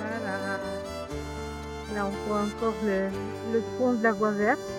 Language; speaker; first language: French; native; French